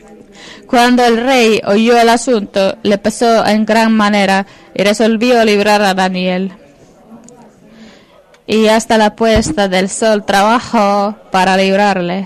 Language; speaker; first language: Spanish; non-native, fluent; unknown